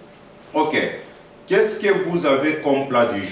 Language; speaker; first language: French; non-native, fluent; Korean